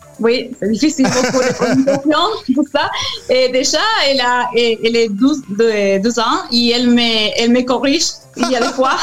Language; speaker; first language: French; non-native, learner; Spanish